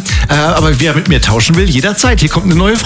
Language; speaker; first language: German; native; German